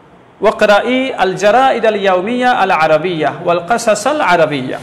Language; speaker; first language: Arabic; non-native, fluent; Bangla